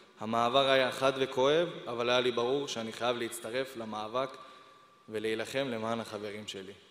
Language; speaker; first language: Hebrew; native; Hebrew